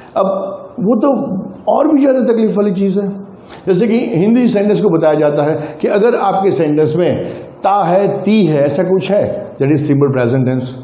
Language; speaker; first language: Hindi; non-native, local second language; Gujarati